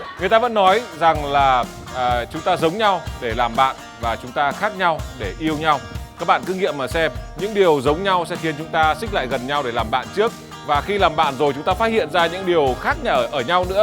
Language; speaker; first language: Vietnamese; native; Vietnamese